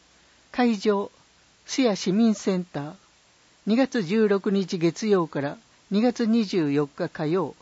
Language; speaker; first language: Japanese; native; Japanese